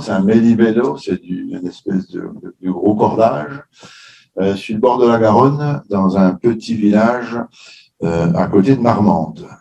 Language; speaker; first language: French; native; French